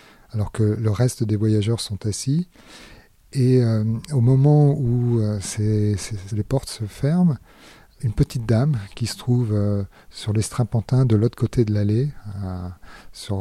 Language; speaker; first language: French; native; French